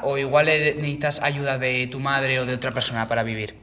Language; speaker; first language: Spanish; native; Spanish